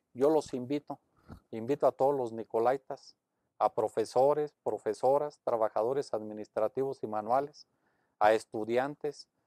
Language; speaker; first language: Spanish; native; Spanish